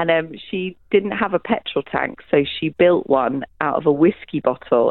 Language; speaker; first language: English; native; English